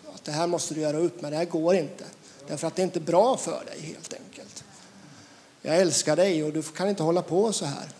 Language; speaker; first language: Swedish; native; Swedish